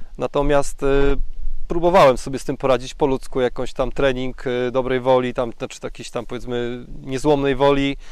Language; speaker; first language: Polish; native; Polish